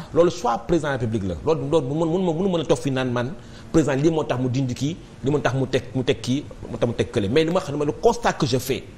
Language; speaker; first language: Wolof; non-native, local second language; Fula